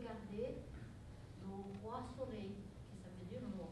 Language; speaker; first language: French; non-native, fluent; Portuguese